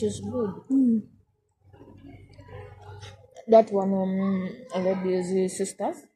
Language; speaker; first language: English; non-native, learner; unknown